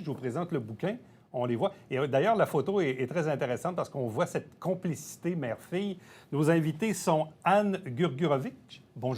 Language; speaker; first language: French; native; French